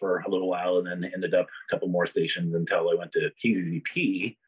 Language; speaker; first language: English; native; English